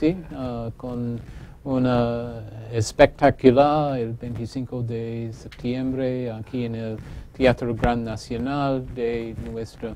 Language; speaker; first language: Spanish; non-native, fluent; English